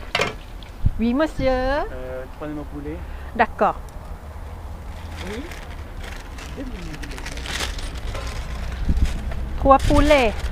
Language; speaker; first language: French; non-native, learner; Thai